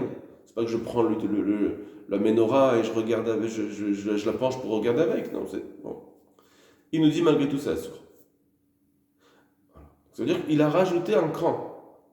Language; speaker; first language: French; native; French